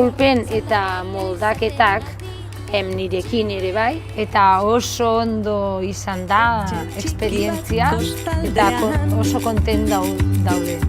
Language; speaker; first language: Basque; non-native, local second language; Catalan